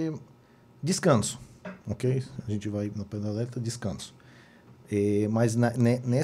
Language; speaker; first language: Portuguese; non-native, fluent; Hebrew